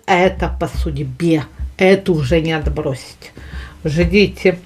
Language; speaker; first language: Russian; native; Russian